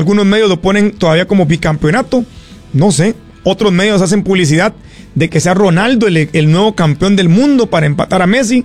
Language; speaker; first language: Spanish; native; Spanish